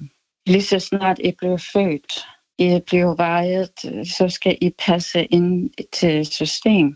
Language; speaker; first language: Danish; non-native, local second language; Kalaallisut